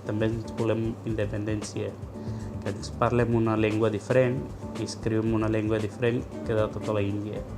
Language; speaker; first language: Catalan; non-native, learner; Punjabi